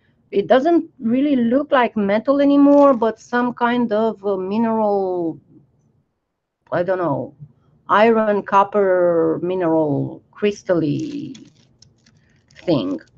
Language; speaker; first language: English; non-native, fluent; Romanian